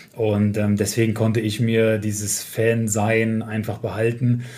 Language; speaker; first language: German; native; German